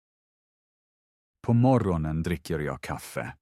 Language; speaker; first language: Swedish; non-native, fluent; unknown